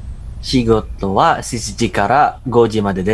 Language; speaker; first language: Japanese; non-native, learner; Indonesian